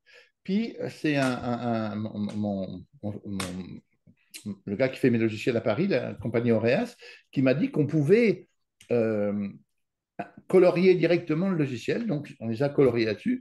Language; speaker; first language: French; native; French